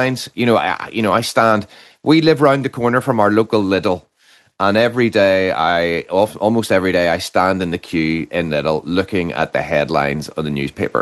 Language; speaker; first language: English; native; English